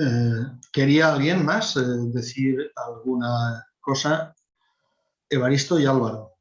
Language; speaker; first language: Spanish; native; Spanish